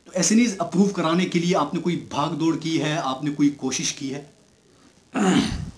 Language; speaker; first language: Urdu; native; Urdu